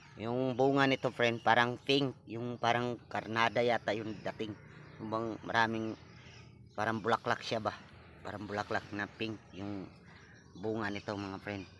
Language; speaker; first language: Filipino; non-native, local second language; Cebuano